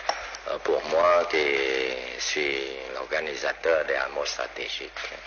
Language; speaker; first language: French; non-native, local second language; Vietnamese